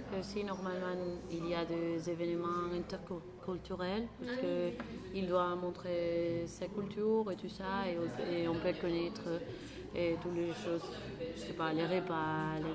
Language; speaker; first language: French; non-native, learner; Spanish